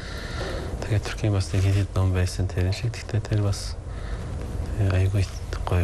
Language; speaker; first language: Mongolian; non-native, fluent; Turkish